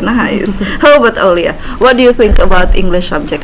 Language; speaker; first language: English; non-native, learner; Indonesian